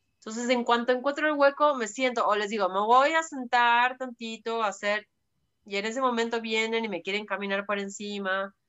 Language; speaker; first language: Spanish; native; Spanish